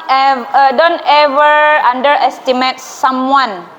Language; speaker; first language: English; non-native, fluent; Indonesian